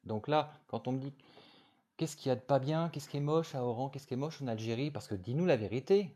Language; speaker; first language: French; native; French